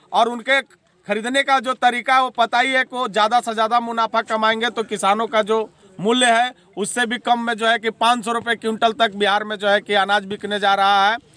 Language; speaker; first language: Hindi; native; Hindi